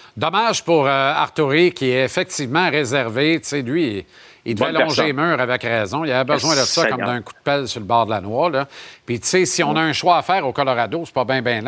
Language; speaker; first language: French; native; French